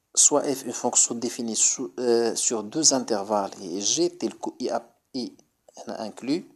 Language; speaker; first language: French; non-native, local second language; Arabic